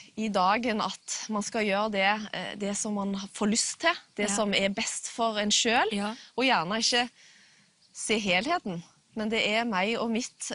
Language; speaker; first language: Norwegian; native; Norwegian